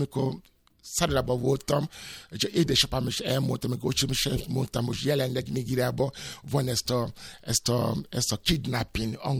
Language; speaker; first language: Hungarian; non-native, fluent; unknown